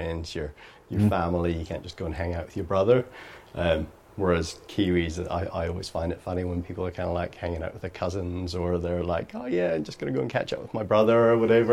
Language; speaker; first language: English; native; English